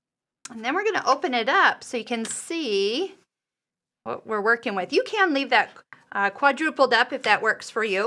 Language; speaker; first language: English; native; English